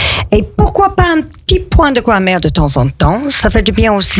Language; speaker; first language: French; non-native, fluent; English